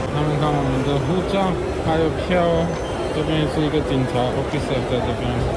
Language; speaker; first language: Chinese; non-native, fluent; Hindi